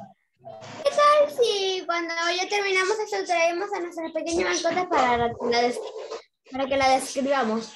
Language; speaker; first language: Spanish; native; Spanish